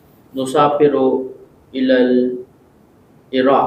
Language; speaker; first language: Arabic; non-native, learner; Filipino